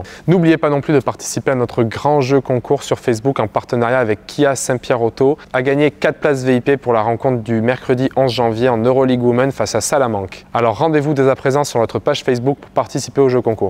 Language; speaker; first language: French; native; French